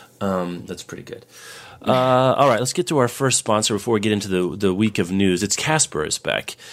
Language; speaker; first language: English; native; English